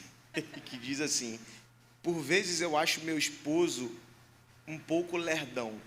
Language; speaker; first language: Portuguese; native; Portuguese